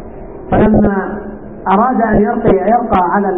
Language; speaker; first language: Arabic; native; Arabic